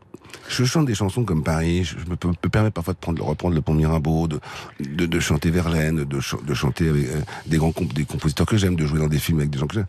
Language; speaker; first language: French; native; French